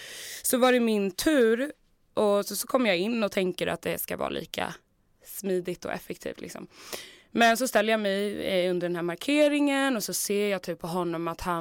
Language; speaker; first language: Swedish; native; Swedish